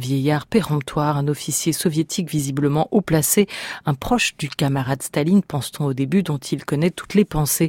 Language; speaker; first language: French; native; French